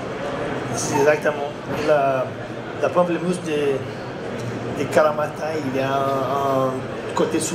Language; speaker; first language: French; non-native, learner; Portuguese